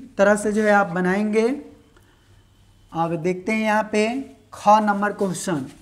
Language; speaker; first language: Hindi; native; Hindi